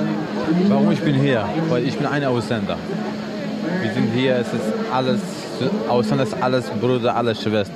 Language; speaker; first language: German; non-native, learner; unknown